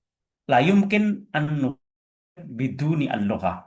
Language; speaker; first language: Arabic; non-native, fluent; Indonesian